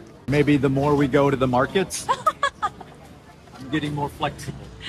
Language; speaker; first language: English; native; English